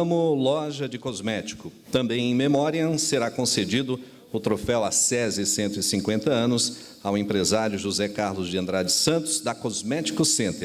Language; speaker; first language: Portuguese; native; Portuguese